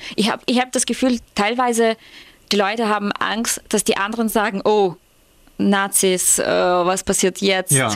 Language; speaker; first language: German; non-native, fluent; Ukrainian